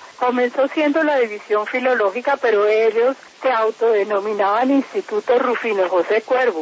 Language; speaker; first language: Spanish; native; Spanish